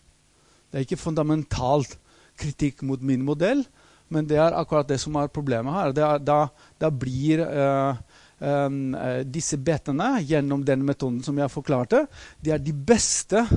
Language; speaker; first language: Norwegian; non-native, fluent; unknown